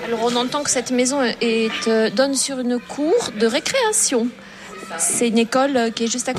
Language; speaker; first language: French; native; French